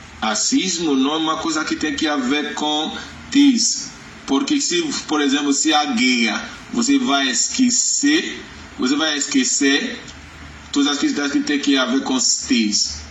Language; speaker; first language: Portuguese; non-native, learner; Yoruba